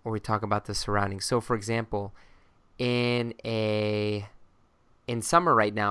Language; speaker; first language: English; native; English